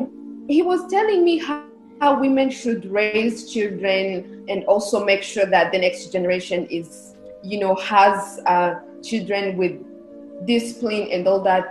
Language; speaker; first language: English; non-native, local second language; Kinyarwanda